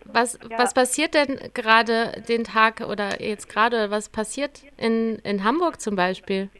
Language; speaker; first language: German; native; German